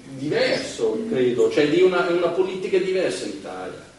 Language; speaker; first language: Italian; non-native, fluent; English